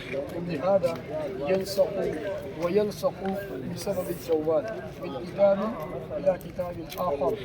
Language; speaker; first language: Arabic; non-native, learner; Urdu